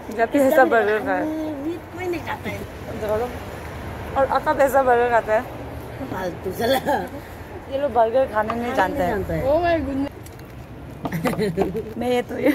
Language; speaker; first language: Hindi; non-native, local second language; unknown